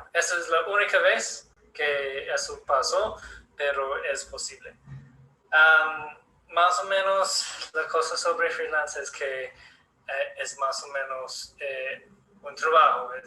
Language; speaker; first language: Spanish; non-native, learner; English